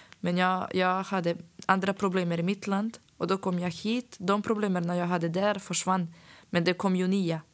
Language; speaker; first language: Swedish; non-native, fluent; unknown